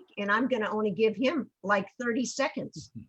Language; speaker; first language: English; native; English